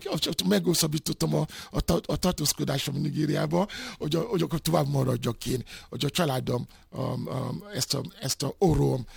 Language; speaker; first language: Hungarian; non-native, fluent; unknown